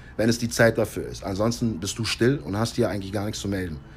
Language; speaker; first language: German; early bilingual, heritage; English